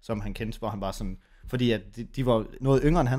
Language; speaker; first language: Danish; native; Danish